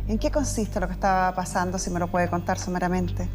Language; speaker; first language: Spanish; native; Spanish